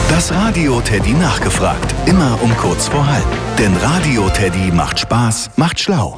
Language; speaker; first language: German; native; German